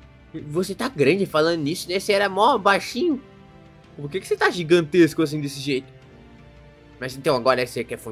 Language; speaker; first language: Portuguese; native; Portuguese